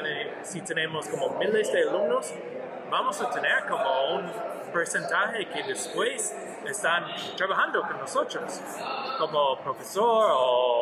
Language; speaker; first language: Spanish; non-native, learner; English